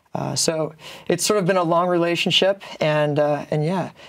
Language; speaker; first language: English; native; English